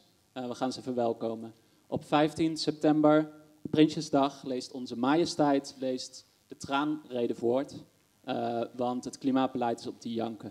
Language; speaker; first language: Dutch; native; Dutch